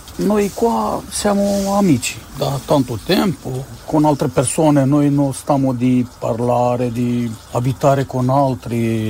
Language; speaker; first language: Italian; non-native, learner; Romanian